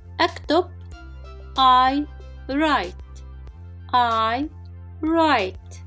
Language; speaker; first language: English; non-native, fluent; Arabic